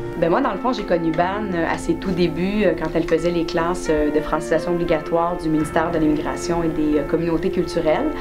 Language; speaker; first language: French; native; French